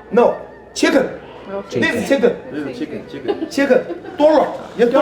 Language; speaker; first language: English; non-native, learner; Chinese